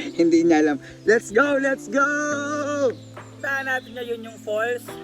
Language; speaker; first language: Filipino; native; Filipino